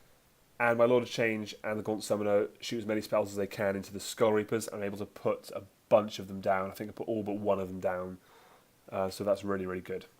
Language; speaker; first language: English; native; English